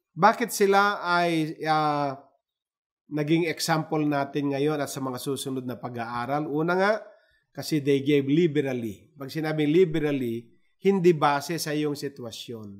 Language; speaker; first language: Filipino; native; Filipino